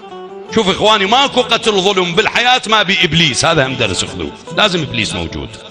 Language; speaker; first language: Arabic; native; Arabic